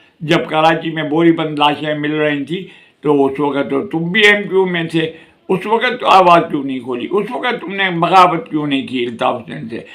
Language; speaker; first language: Urdu; non-native, local second language; Sindhi